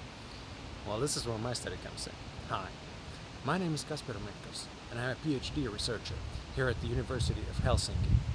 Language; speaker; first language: English; non-native, fluent; Finnish